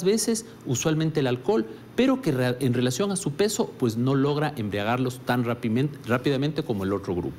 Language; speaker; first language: Spanish; native; Spanish